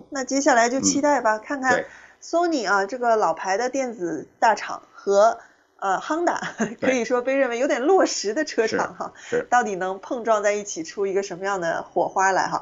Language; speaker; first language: Chinese; native; Chinese